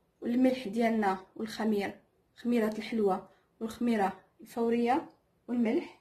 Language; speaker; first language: Arabic; native; Arabic